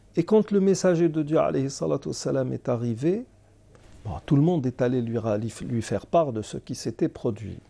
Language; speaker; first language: French; non-native, local second language; Arabic